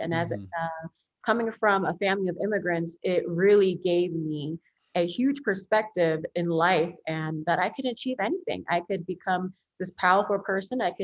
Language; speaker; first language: English; early bilingual, other home language; Korean